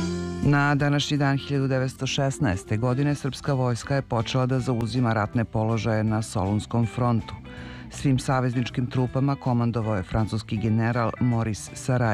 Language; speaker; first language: Serbian; native; Serbian